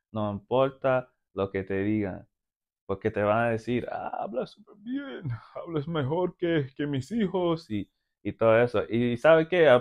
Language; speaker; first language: Spanish; non-native, fluent; English